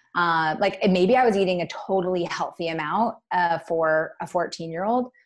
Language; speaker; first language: English; native; English